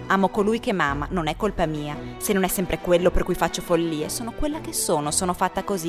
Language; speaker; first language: Italian; native; Italian